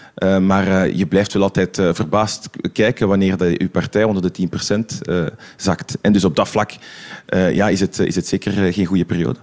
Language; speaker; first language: Dutch; native; Dutch